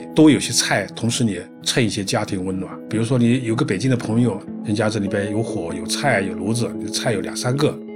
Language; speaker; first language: Chinese; native; Chinese